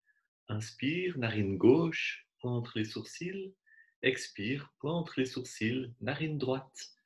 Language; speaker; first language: French; native; French